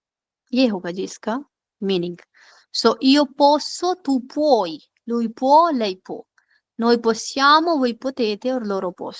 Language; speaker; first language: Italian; non-native, fluent; Urdu